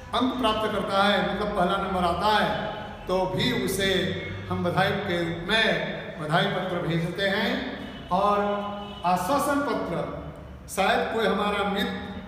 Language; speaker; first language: Hindi; non-native, local second language; Gujarati